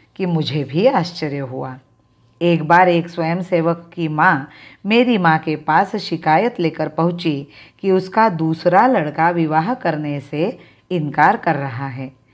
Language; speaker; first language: Hindi; non-native, local second language; Marathi